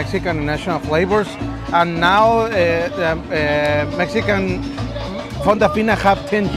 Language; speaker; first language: English; non-native, learner; Spanish